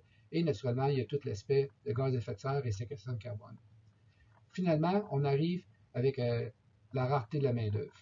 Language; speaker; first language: French; native; French